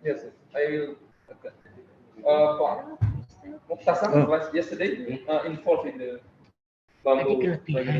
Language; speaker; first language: English; non-native, learner; Indonesian